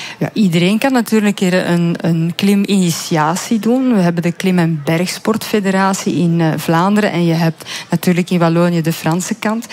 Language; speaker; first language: Dutch; native; Dutch